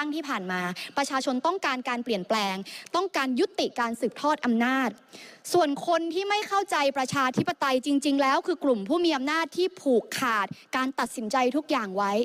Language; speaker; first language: Thai; native; Thai